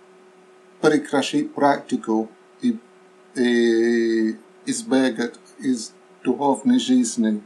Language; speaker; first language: Russian; non-native, fluent; English